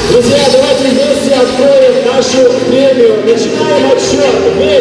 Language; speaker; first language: Russian; non-native, local second language; Ingush